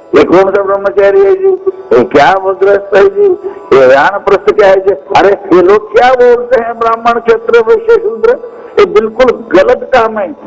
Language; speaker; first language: Hindi; non-native, local second language; Kannada